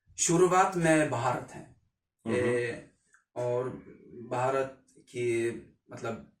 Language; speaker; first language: Hindi; non-native, learner; Swedish